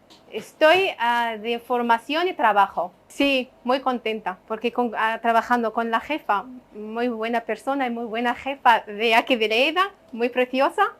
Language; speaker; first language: Spanish; non-native, learner; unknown